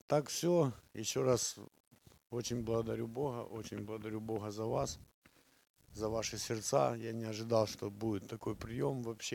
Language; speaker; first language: Czech; non-native, learner; Russian